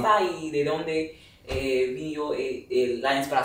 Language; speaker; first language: Spanish; non-native, fluent; English